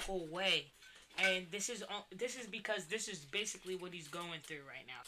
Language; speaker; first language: English; native; English